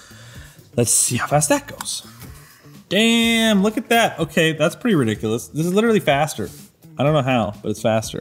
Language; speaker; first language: English; native; English